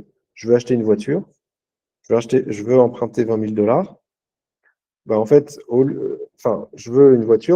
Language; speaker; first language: French; native; French